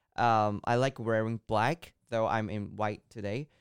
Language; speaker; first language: English; non-native, local second language; Cantonese